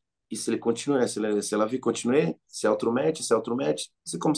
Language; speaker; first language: French; non-native, learner; Portuguese